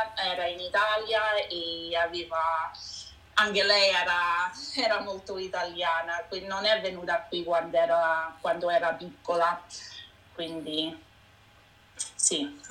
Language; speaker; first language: Italian; early bilingual, heritage; Italian